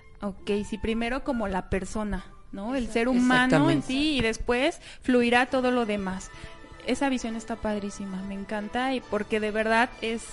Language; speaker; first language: Spanish; native; Spanish